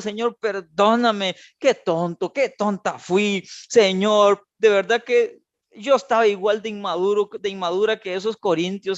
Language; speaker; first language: Spanish; native; Spanish